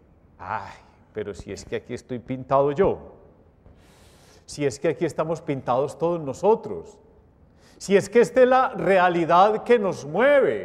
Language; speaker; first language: Spanish; native; Spanish